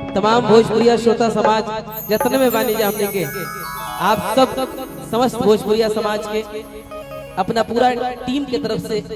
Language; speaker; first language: Bhojpuri; native; Bhojpuri